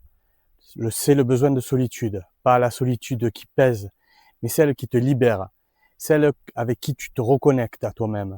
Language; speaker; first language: French; native; French